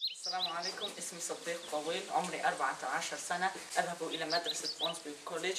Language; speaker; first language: Arabic; early bilingual, heritage; Arabic